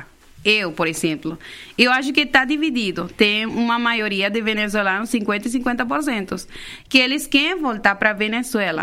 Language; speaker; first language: Portuguese; non-native, fluent; Spanish